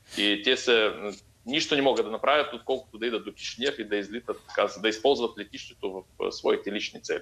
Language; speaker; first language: Bulgarian; early bilingual, heritage; Bulgarian